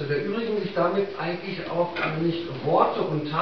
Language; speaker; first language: German; native; German